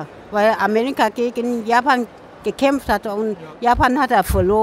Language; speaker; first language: German; non-native, fluent; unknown